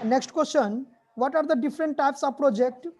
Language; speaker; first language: English; non-native, local second language; Hindi